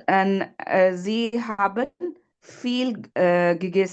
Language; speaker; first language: German; non-native, learner; Urdu